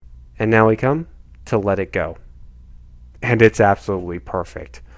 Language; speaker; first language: English; native; English